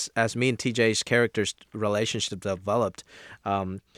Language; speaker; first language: English; non-native, local second language; Cantonese